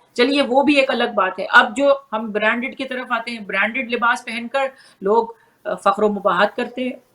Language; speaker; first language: Urdu; native; Urdu